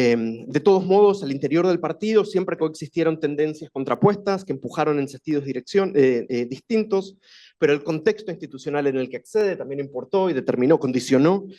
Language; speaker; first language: Spanish; native; Spanish